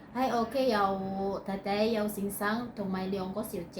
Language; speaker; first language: Cantonese; non-native, learner; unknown